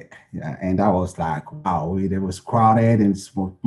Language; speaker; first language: English; non-native, local second language; French